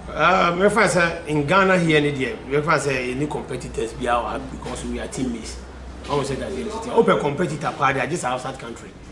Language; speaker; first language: English; non-native, local second language; Akan